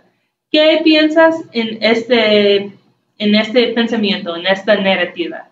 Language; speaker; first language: Spanish; non-native, learner; English